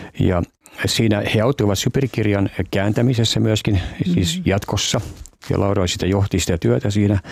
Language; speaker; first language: Finnish; native; Finnish